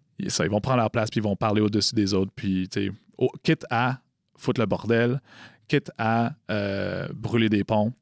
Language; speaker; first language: French; native; French